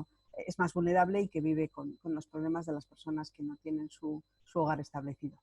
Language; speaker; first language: Spanish; native; Spanish